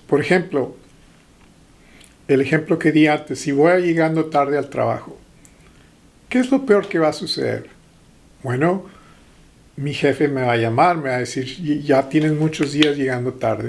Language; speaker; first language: Spanish; early bilingual, heritage; Spanish